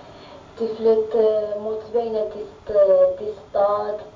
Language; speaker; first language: Dutch; non-native, learner; Arabic